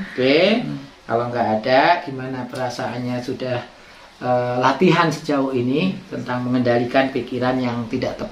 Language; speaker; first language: Indonesian; native; Indonesian